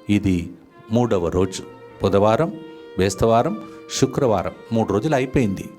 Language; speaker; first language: Telugu; non-native, fluent; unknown